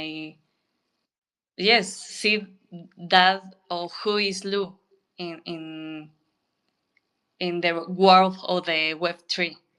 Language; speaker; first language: English; non-native, learner; Spanish